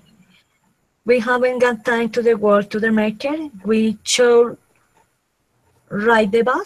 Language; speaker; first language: English; non-native, learner; Spanish